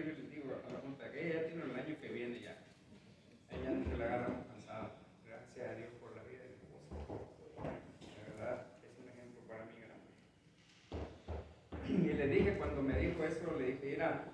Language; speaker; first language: Spanish; native; Spanish